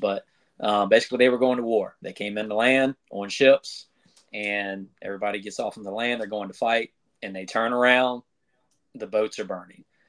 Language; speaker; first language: English; native; English